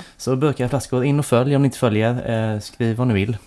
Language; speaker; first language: Swedish; native; Swedish